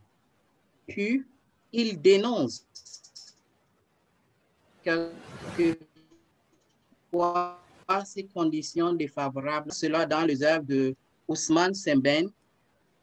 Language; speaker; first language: French; non-native, fluent; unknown